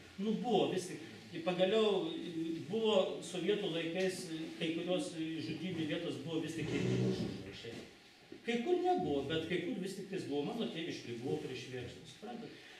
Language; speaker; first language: Lithuanian; native; Lithuanian